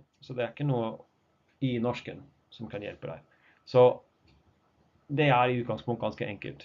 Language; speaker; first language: Norwegian; non-native, fluent; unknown